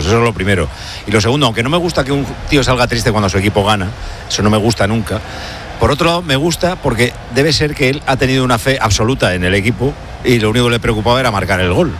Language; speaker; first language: Spanish; native; Spanish